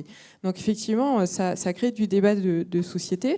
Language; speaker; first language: French; native; French